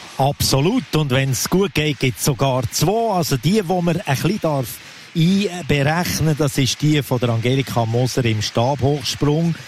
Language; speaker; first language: German; native; German